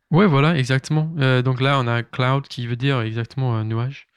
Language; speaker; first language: French; native; French